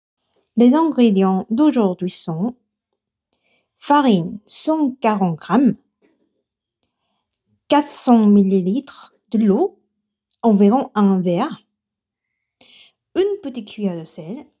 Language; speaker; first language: French; non-native, learner; Korean